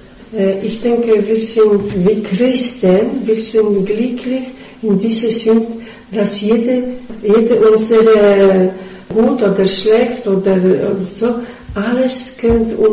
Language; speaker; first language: German; non-native, learner; Polish